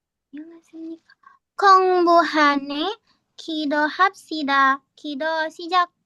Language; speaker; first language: Korean; non-native, learner; Indonesian